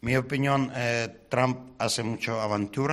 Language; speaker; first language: Spanish; non-native, learner; Ukrainian